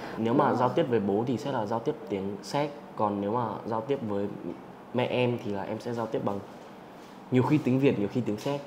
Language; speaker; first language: Vietnamese; early bilingual, heritage; Czech